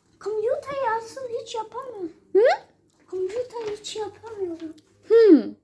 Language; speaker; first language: Turkish; early bilingual, heritage; Turkish